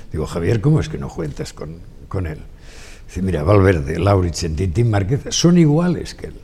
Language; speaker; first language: Spanish; non-native, local second language; Catalan